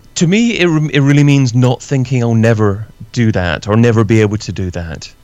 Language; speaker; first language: English; native; English